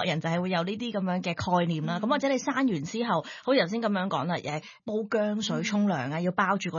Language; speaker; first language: Cantonese; native; Cantonese